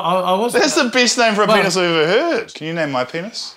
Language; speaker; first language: English; native; English